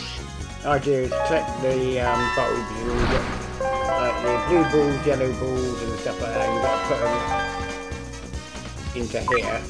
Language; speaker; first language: English; native; English